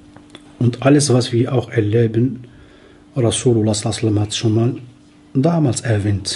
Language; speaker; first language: German; non-native, fluent; Arabic